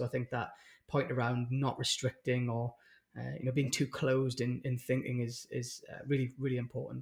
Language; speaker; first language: English; native; English